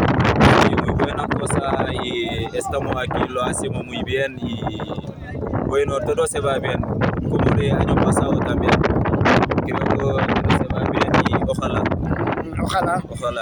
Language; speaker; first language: Spanish; non-native, learner; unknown